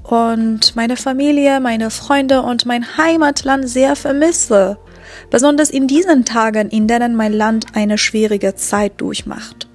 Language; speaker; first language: German; non-native, fluent; Persian